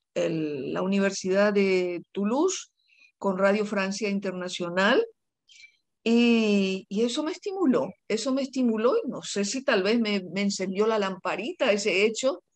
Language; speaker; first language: Spanish; non-native, local second language; Guarani